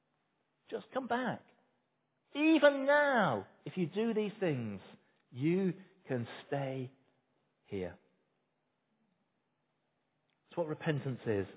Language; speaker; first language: English; native; English